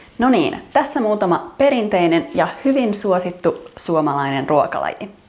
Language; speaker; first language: Finnish; native; Finnish